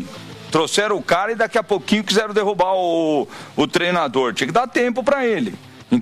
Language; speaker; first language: Portuguese; native; Portuguese